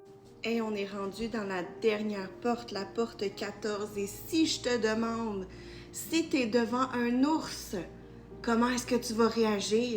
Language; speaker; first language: French; native; French